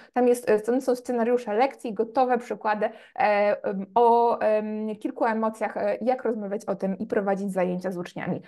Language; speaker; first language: Polish; native; Polish